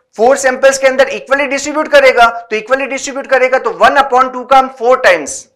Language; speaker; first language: Hindi; native; Hindi